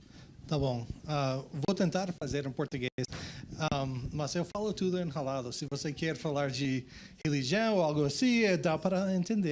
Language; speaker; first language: Portuguese; non-native, fluent; English